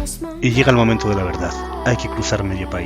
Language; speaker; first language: Spanish; native; Spanish